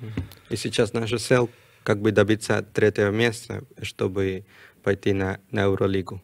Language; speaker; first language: Russian; non-native, learner; Spanish